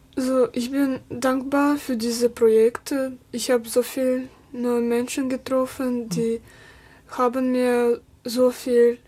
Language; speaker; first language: German; non-native, learner; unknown